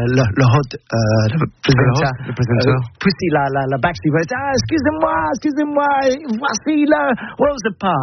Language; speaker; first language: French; non-native, learner; English